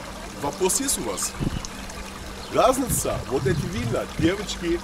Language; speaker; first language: Russian; non-native, learner; Turkish